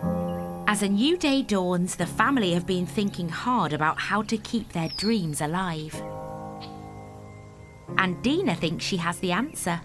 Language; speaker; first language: English; native; English